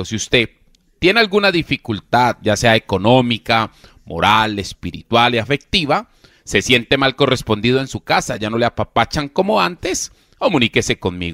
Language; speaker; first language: Spanish; native; Spanish